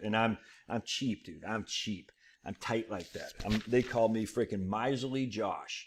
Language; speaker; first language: English; native; English